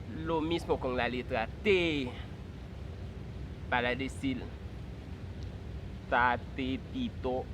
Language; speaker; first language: Spanish; non-native, fluent; Haitian Creole